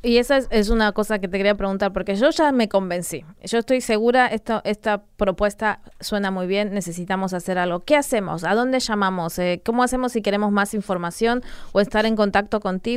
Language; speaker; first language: Spanish; native; Spanish